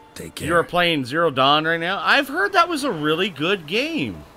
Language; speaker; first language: English; native; English